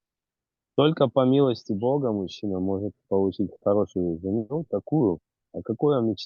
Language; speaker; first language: Russian; native; Russian